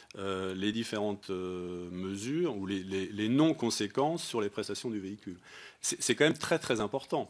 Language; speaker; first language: French; native; French